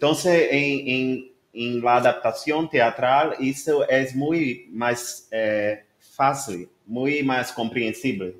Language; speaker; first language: Spanish; non-native, learner; Portuguese